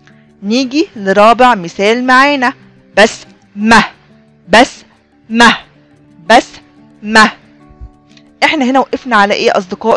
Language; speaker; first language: Arabic; native; Arabic